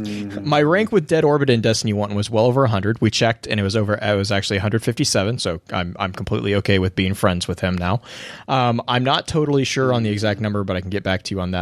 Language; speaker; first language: English; native; English